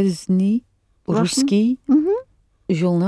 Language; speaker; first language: Russian; non-native, learner; English